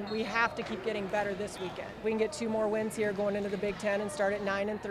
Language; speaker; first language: English; native; English